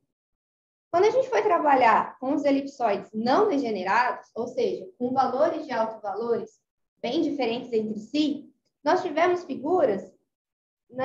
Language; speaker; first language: Portuguese; native; Portuguese